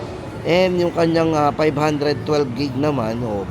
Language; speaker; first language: Filipino; native; Filipino